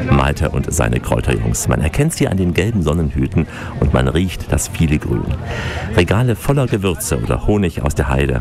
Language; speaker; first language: German; native; German